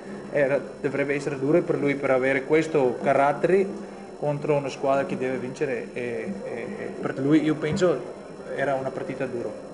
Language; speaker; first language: Italian; non-native, learner; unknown